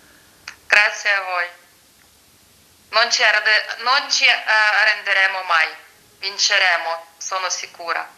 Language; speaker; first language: Italian; non-native, fluent; Ukrainian